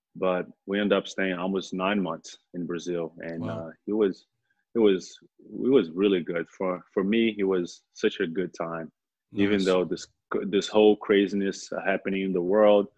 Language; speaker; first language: English; non-native, fluent; Portuguese